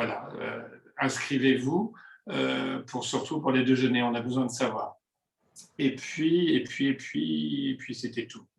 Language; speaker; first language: French; native; French